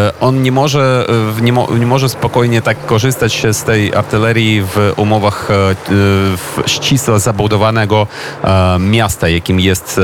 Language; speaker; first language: Polish; non-native, fluent; Ukrainian